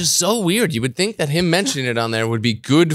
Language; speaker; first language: English; native; English